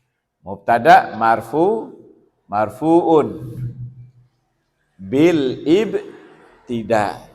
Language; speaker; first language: Arabic; non-native, fluent; Indonesian